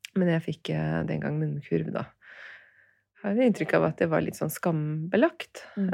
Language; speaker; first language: Norwegian; early bilingual, other home language; Turkish